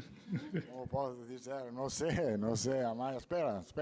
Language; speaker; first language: Portuguese; non-native, learner; Italian